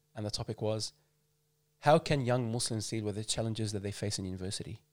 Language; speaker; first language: English; non-native, fluent; Arabic